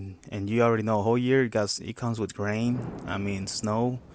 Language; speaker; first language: English; non-native, fluent; Spanish